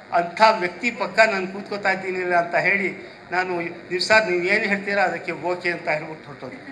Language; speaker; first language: Kannada; non-native, local second language; Urdu